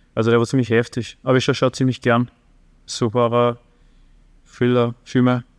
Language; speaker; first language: German; native; German